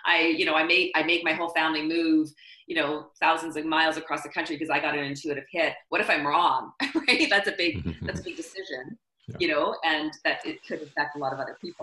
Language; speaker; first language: English; native; English